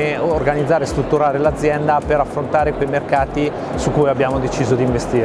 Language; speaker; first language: Italian; native; Italian